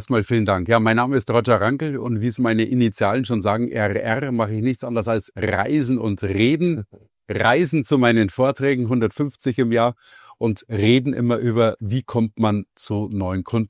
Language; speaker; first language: German; native; German